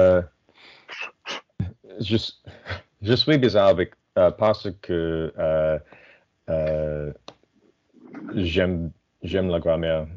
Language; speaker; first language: French; non-native, learner; English